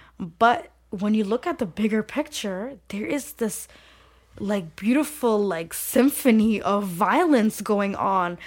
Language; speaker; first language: English; early bilingual, other home language; Bangla